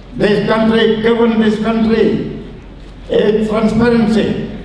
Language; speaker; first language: English; non-native, local second language; Punjabi